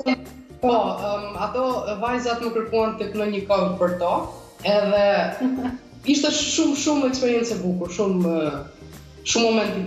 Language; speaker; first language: Albanian; early bilingual, heritage; Albanian